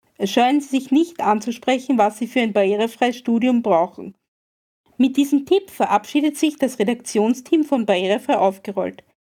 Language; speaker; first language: German; native; German